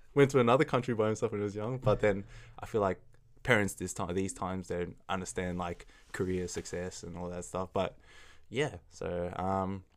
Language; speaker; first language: English; early bilingual, other home language; Chinese